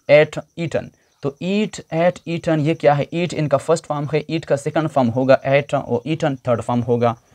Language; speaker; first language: Urdu; non-native, local second language; Pashto